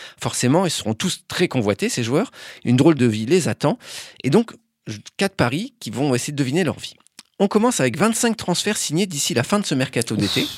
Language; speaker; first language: French; native; French